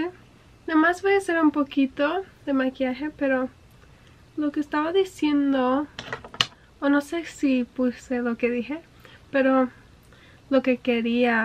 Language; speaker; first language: Spanish; early bilingual, heritage; English